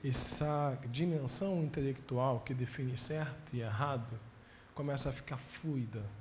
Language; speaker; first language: Portuguese; native; Portuguese